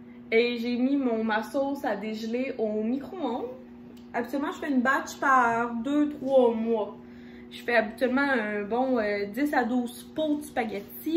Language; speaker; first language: French; native; French